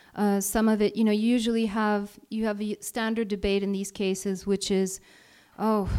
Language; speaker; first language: English; non-native, fluent; Italian